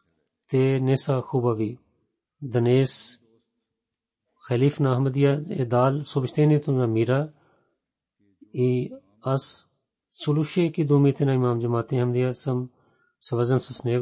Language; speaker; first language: Bulgarian; non-native, fluent; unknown